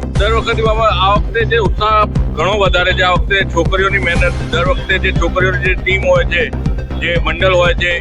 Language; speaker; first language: Gujarati; non-native, local second language; Sindhi